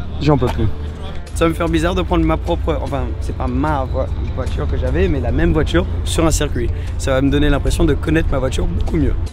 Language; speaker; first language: French; native; French